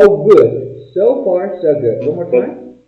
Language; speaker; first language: English; non-native, fluent; Spanish